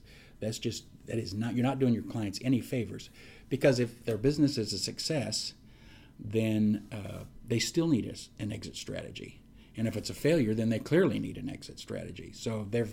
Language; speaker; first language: English; native; English